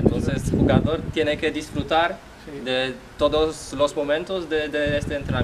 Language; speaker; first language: Spanish; non-native, learner; Polish